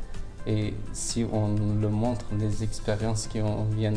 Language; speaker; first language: French; non-native, fluent; Turkish